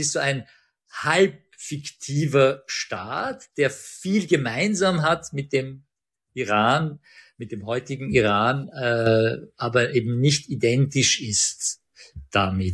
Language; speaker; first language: German; early bilingual, other home language; Persian